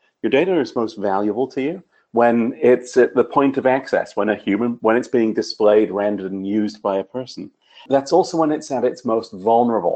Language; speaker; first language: English; native; English